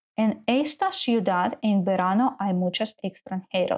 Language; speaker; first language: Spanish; non-native, learner; Ukrainian